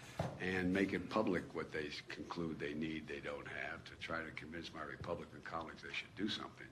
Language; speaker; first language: English; native; English